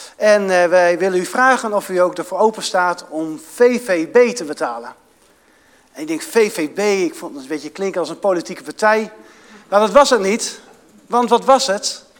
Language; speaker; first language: Dutch; native; Dutch